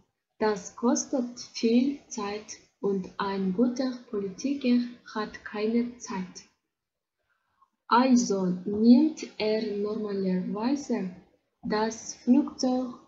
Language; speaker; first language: German; non-native, learner; Kyrgyz